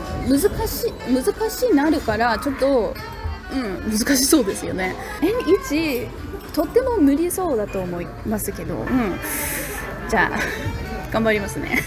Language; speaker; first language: Japanese; non-native, learner; English